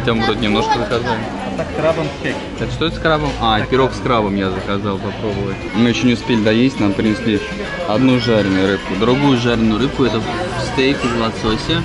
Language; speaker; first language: Russian; native; Russian